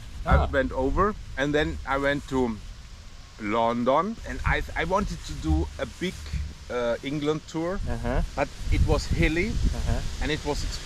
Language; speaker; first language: English; non-native, fluent; German